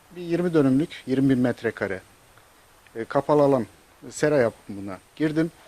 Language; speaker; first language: Turkish; native; Turkish